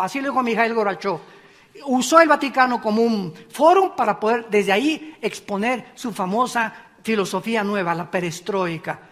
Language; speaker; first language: Spanish; native; Spanish